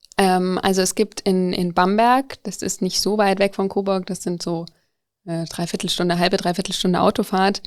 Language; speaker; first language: German; native; German